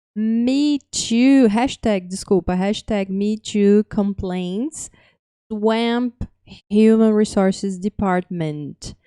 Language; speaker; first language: English; non-native, fluent; Portuguese